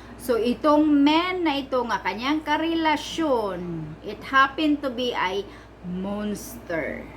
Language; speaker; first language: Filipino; non-native, local second language; Cebuano